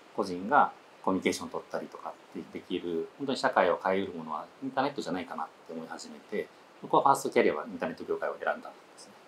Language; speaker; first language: Japanese; native; Japanese